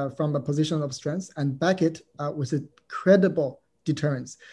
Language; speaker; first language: English; non-native, fluent; Chinese